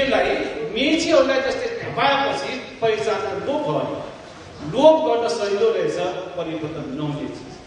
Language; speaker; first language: Nepali; non-native, local second language; Newari